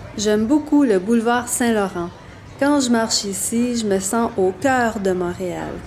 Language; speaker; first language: French; native; French